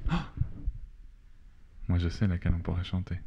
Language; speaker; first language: French; native; French